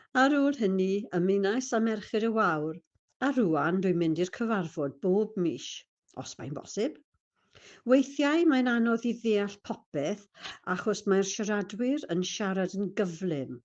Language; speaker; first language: Welsh; non-native, fluent; English